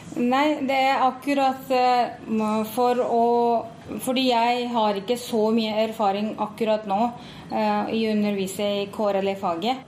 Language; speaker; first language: Norwegian; non-native, fluent; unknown